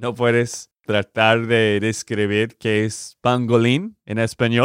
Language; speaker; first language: Spanish; non-native, learner; English